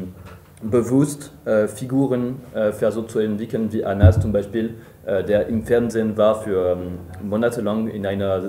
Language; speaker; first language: German; non-native, fluent; French